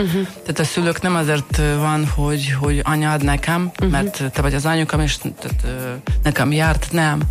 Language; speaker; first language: Hungarian; non-native, fluent; Russian